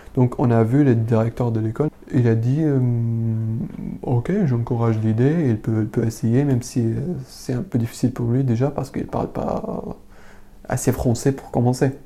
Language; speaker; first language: French; non-native, learner; Arabic